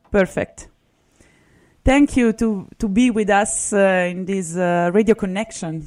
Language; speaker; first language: English; non-native, fluent; Italian